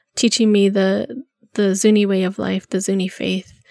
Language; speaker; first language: English; native; English